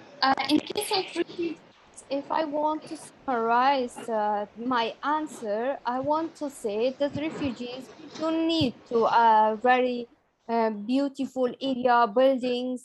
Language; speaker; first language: English; non-native, fluent; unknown